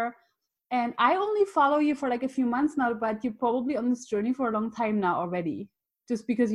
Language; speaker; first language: English; non-native, fluent; German